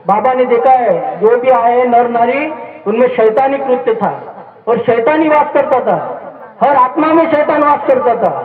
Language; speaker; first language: Hindi; non-native, local second language; Marathi